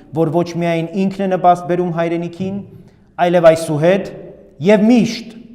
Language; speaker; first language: Armenian; native; Armenian